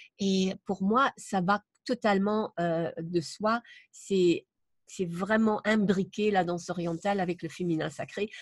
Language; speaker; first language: French; non-native, fluent; German